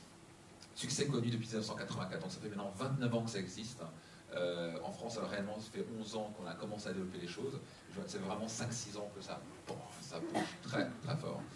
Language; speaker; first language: French; native; French